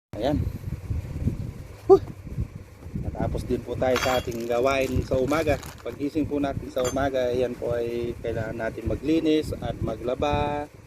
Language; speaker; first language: Filipino; non-native, local second language; Pampanga